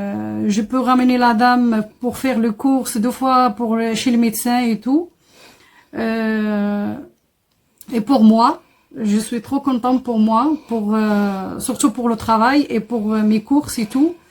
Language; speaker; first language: French; non-native, learner; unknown